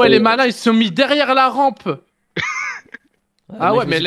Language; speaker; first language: French; native; French